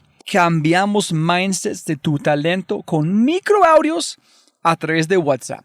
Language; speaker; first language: Spanish; non-native, fluent; English